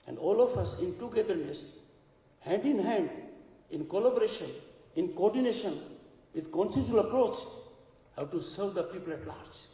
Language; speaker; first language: English; non-native, local second language; Hindi